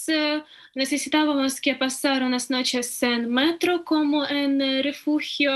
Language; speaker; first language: Spanish; non-native, fluent; Ukrainian